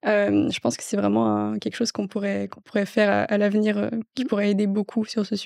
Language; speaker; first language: French; native; French